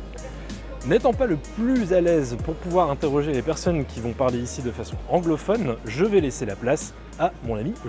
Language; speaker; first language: French; native; French